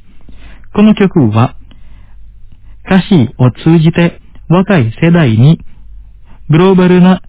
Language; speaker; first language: Japanese; non-native, fluent; Indonesian